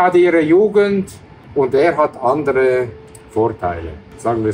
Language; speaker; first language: German; native; German